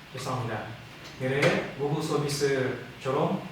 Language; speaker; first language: Korean; non-native, learner; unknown